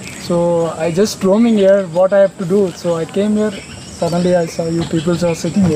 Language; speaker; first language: English; non-native, learner; Tamil